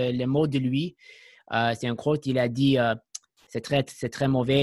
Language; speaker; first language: French; non-native, learner; English